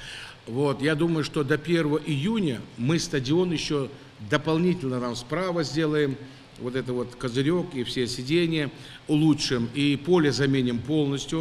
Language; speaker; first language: Russian; non-native, local second language; Ingush